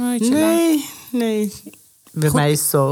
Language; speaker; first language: Dutch; non-native, learner; Persian